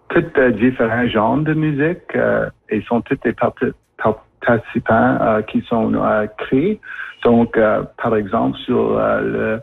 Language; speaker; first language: French; native; French